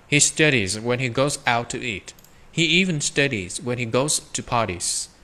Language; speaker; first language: English; non-native, fluent; Vietnamese